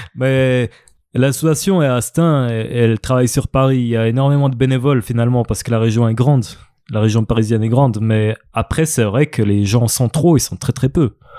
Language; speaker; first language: French; native; French